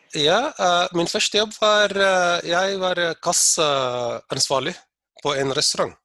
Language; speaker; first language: Norwegian; non-native, fluent; Arabic